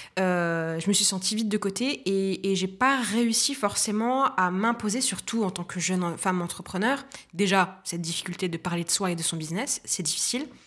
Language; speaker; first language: French; non-native, local second language; Arabic